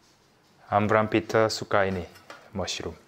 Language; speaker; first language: Indonesian; non-native, learner; Korean